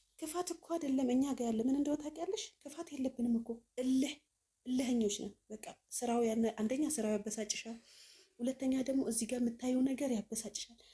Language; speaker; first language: Amharic; native; Amharic